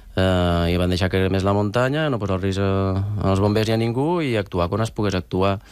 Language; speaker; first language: Catalan; native; Catalan